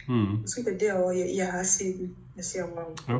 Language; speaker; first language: Danish; non-native, local second language; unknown